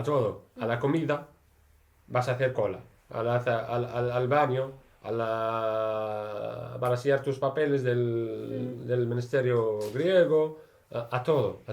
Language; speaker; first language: Spanish; non-native, learner; Arabic